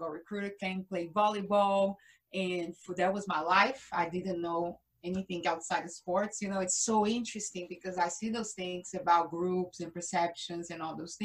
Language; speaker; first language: English; non-native, fluent; Portuguese